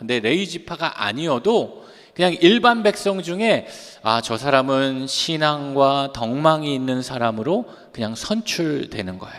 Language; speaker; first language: Korean; native; Korean